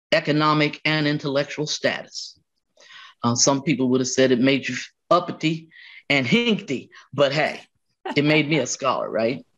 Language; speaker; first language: English; native; English